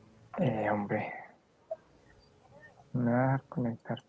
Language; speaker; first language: Spanish; native; Spanish